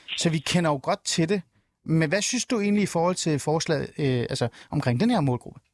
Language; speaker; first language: Danish; early bilingual, other home language; Somali